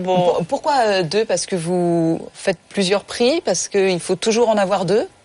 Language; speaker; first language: French; native; French